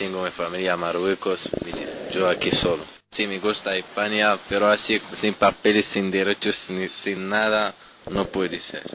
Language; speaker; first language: Spanish; non-native, learner; Arabic